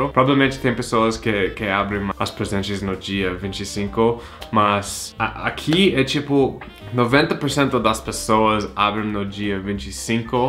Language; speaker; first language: Portuguese; non-native, fluent; English